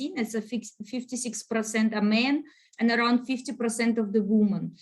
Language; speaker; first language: English; non-native, learner; Russian